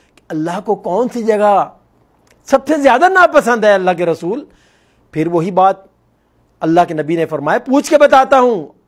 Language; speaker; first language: Urdu; non-native, local second language; Northern Hindko